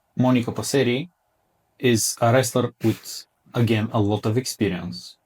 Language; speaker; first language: English; non-native, fluent; Bulgarian